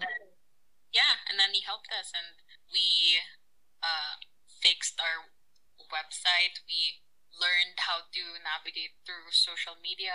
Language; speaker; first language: English; non-native, local second language; Filipino